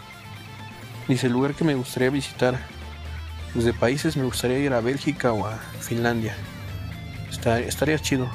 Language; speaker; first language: Spanish; native; Spanish